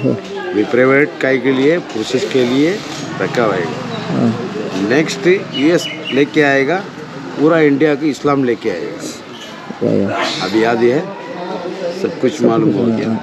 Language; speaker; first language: Hindi; non-native, local second language; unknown